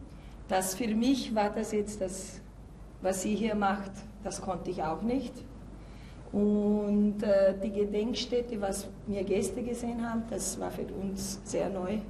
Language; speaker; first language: German; early bilingual, heritage; German